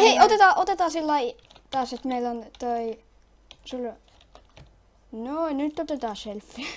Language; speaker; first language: Finnish; native; Finnish